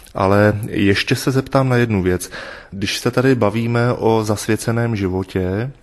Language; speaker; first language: Czech; native; Czech